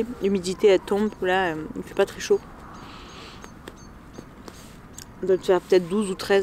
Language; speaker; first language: French; native; French